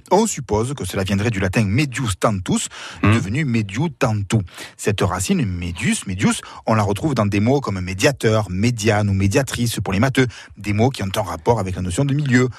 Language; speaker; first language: French; native; French